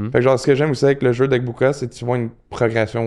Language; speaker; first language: French; native; French